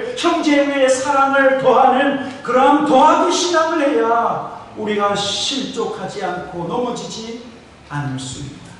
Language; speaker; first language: Korean; native; Korean